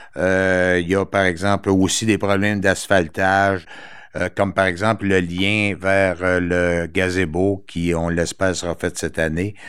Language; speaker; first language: French; native; French